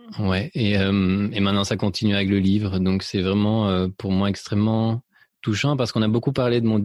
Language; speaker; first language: French; early bilingual, other home language; Spanish